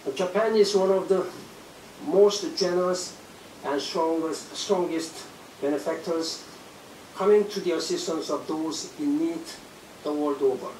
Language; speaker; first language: English; non-native, fluent; Korean